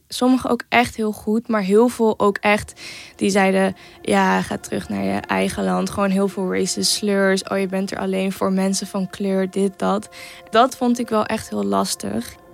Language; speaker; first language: Dutch; native; Dutch